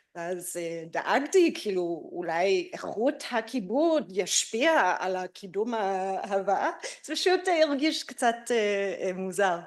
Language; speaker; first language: Hebrew; non-native, fluent; English